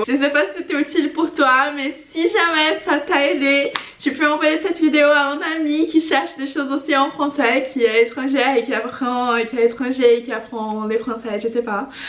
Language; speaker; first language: French; non-native, fluent; Portuguese